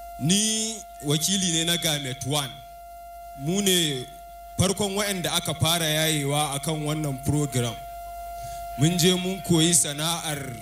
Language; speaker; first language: Hausa; native; Hausa